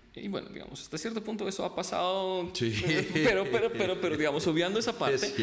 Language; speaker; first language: Spanish; early bilingual, other home language; Russian